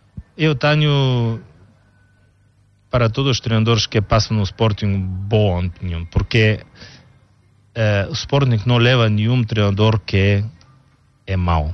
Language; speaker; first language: Portuguese; non-native, fluent; Bulgarian